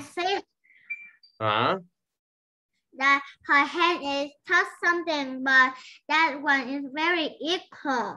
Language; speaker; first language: English; non-native, learner; Vietnamese